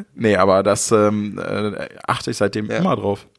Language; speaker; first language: German; native; German